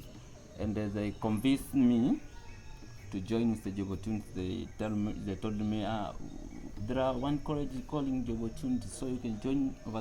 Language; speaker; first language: English; non-native, local second language; Swahili